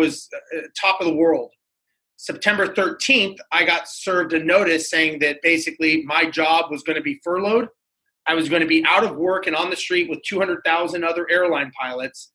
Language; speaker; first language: English; native; English